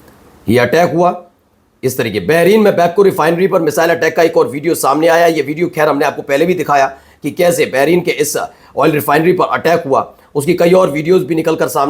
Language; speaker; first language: Hindi; native; Hindi